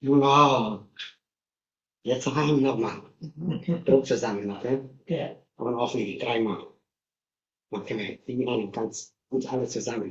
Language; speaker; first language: German; non-native, learner; Tibetan